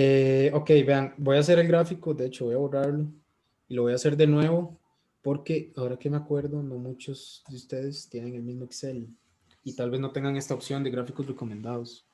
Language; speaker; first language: Spanish; native; Spanish